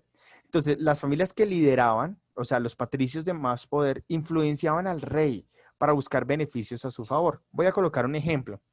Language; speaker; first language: Spanish; native; Spanish